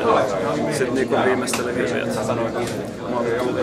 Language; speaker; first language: Finnish; native; Finnish